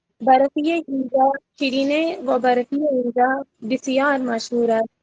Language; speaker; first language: Persian; non-native, learner; Urdu